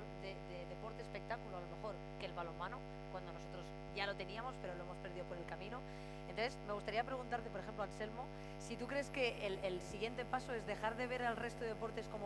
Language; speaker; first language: Spanish; native; Spanish